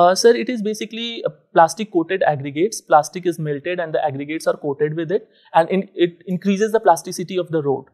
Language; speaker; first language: English; non-native, local second language; Hindi